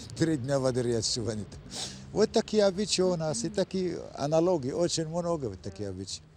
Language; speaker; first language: Russian; non-native, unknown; Arabic